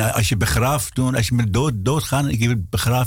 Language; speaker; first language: Dutch; non-native, learner; Persian